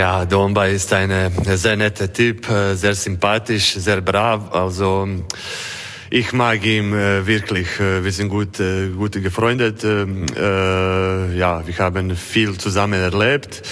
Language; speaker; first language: German; non-native, fluent; Croatian